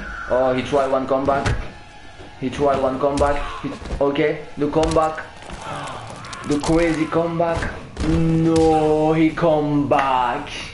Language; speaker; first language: English; non-native, learner; French